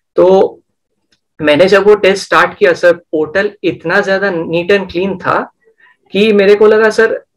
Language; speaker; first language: Hindi; non-native, local second language; Bangla